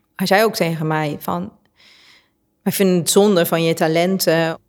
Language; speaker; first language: Dutch; early bilingual, other home language; Persian